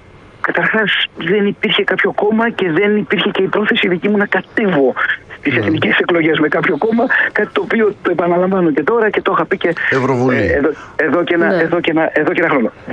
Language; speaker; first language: Greek; native; Greek